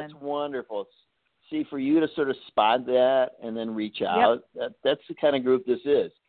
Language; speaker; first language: English; native; English